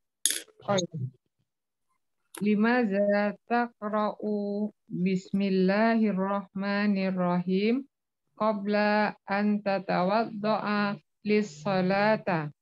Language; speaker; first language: Arabic; non-native, learner; Indonesian